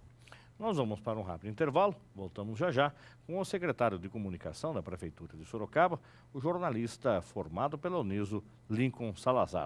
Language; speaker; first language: Portuguese; native; Portuguese